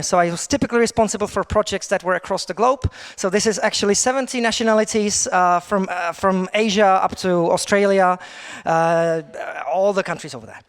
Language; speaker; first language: English; non-native, fluent; Czech